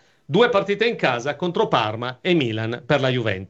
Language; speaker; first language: Italian; native; Italian